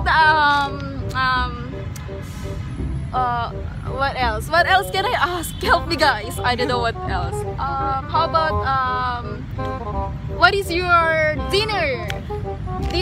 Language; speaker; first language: English; non-native, local second language; Filipino